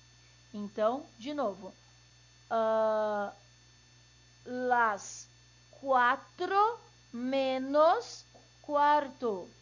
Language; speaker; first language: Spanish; non-native, learner; Portuguese